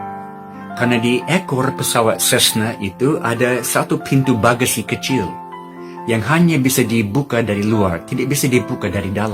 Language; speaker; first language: Indonesian; non-native, fluent; English